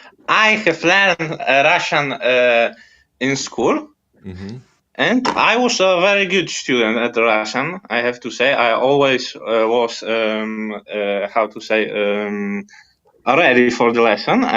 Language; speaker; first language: English; non-native, fluent; Polish